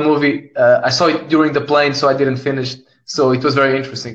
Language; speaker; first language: English; non-native, fluent; Portuguese